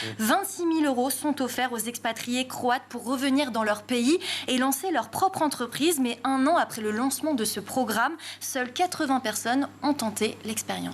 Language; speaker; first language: French; native; French